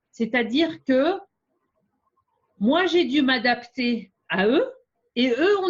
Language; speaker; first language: French; native; French